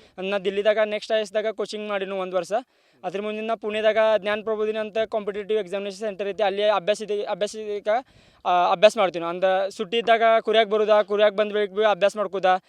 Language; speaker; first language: Kannada; non-native, local second language; Marathi